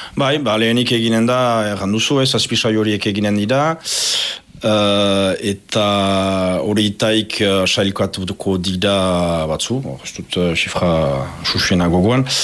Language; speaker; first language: Basque; native; Basque